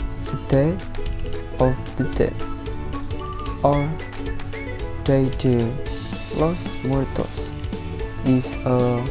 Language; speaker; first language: English; non-native, learner; Indonesian